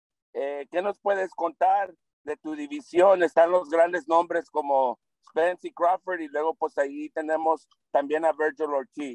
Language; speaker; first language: Spanish; native; Spanish